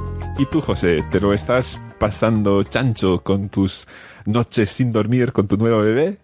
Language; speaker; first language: Spanish; non-native, fluent; English